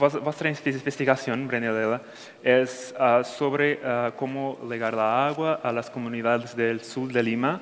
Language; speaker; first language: Spanish; non-native, fluent; Portuguese